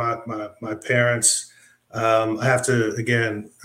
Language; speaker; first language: English; native; English